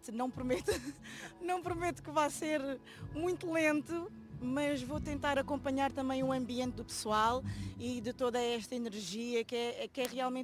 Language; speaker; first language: Portuguese; native; Portuguese